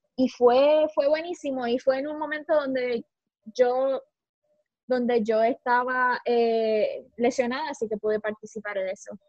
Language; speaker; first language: Spanish; native; Spanish